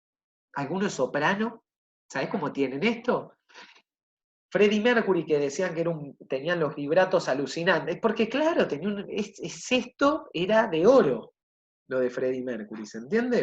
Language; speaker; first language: Spanish; native; Spanish